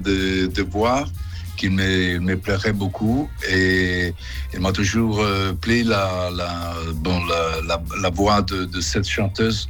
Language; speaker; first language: French; non-native, fluent; Italian